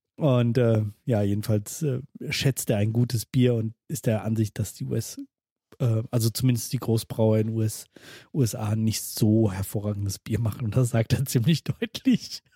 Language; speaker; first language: German; native; German